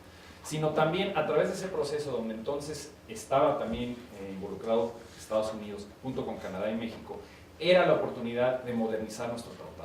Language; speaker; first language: Spanish; native; Spanish